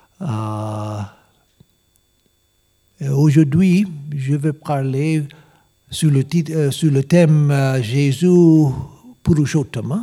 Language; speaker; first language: French; non-native, learner; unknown